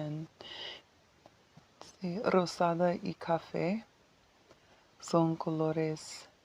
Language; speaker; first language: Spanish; non-native, learner; English